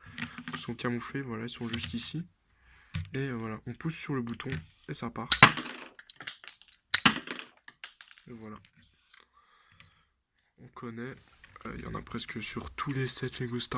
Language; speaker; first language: French; native; French